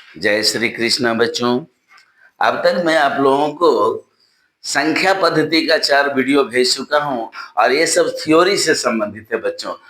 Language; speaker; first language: Hindi; native; Hindi